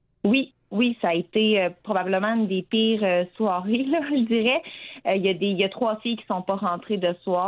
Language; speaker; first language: French; native; French